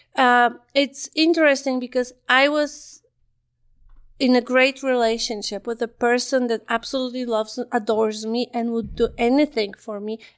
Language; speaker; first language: English; non-native, fluent; Polish